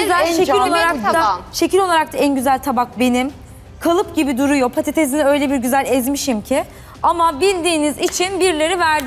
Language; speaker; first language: Turkish; native; Turkish